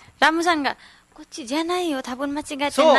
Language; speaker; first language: Japanese; non-native, learner; Nepali